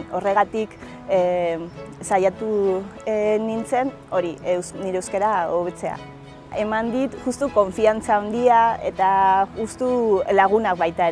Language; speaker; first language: Basque; non-native, local second language; Spanish